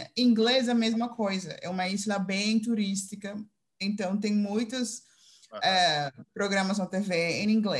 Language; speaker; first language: Portuguese; non-native, fluent; Dutch